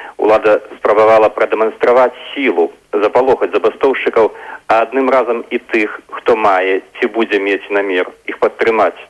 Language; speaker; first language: Belarusian; native; Belarusian